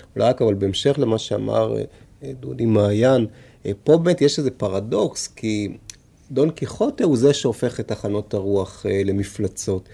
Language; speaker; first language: Hebrew; native; Hebrew